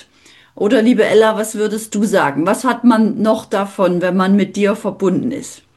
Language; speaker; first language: German; native; German